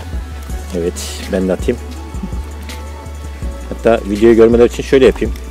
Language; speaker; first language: Turkish; native; Turkish